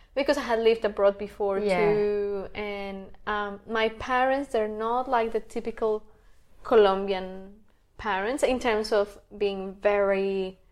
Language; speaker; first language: English; non-native, fluent; Spanish